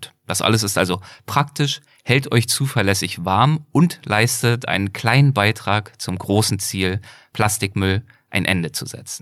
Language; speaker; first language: German; native; German